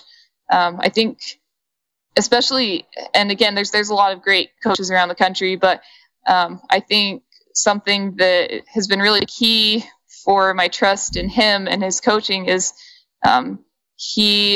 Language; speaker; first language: English; native; English